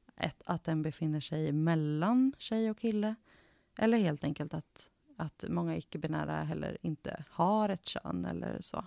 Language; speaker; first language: Swedish; native; Swedish